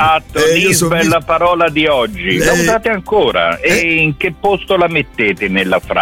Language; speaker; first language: Italian; native; Italian